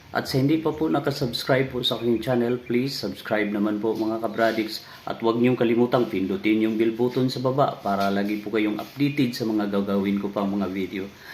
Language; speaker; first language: Filipino; native; Filipino